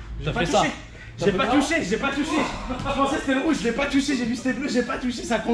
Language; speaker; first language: French; native; French